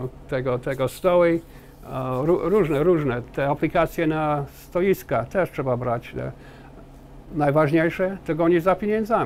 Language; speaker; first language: Polish; early bilingual, heritage; Polish